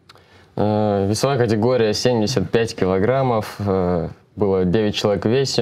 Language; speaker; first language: Russian; native; Russian